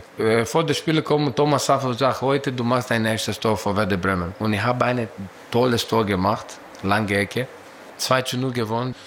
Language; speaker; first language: German; non-native, learner; Greek